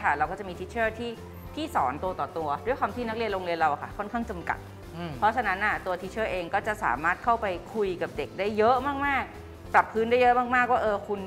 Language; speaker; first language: Thai; native; Thai